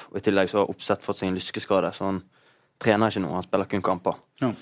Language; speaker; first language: Norwegian; native; Norwegian